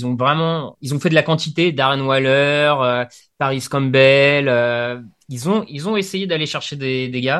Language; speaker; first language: French; native; French